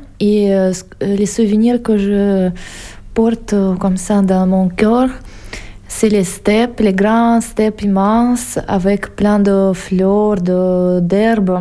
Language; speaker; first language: French; non-native, fluent; Russian